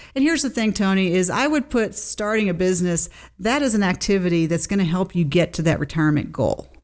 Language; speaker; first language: English; native; English